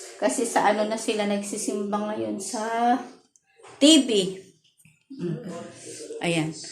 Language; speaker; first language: Filipino; native; Filipino